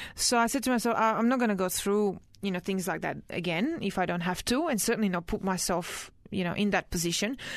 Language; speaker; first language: English; early bilingual, other home language; Croatian